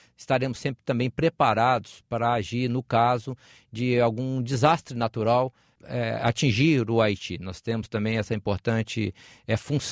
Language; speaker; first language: Portuguese; native; Portuguese